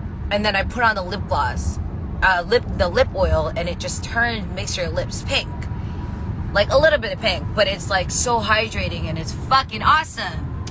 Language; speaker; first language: English; early bilingual, other home language; Korean